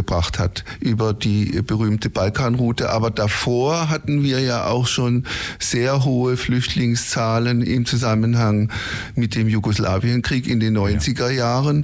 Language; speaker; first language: German; native; German